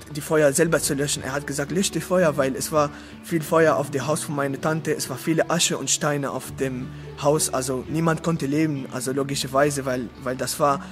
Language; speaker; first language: German; non-native, learner; Arabic